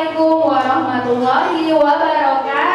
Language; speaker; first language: Indonesian; native; Indonesian